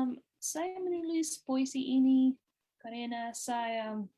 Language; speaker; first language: Indonesian; non-native, learner; English